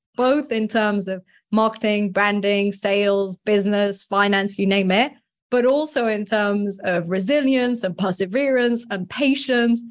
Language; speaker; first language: English; non-native, fluent; French